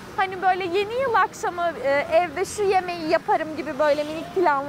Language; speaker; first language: Turkish; native; Turkish